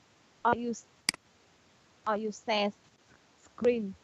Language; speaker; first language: English; non-native, learner; Vietnamese